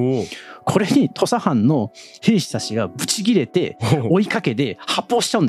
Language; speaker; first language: Japanese; native; Japanese